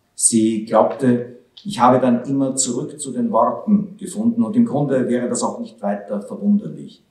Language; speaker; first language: German; early bilingual, other home language; Hebrew